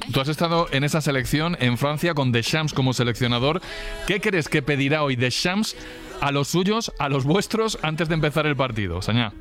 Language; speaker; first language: Spanish; native; Spanish